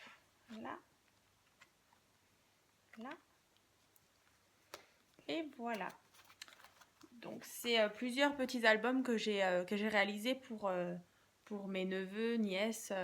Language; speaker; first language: French; native; French